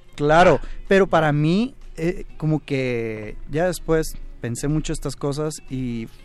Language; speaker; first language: Spanish; native; Spanish